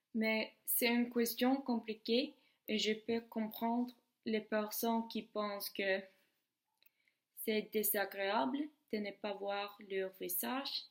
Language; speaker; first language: French; non-native, learner; Swedish